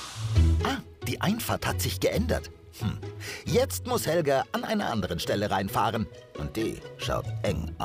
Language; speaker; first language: German; native; German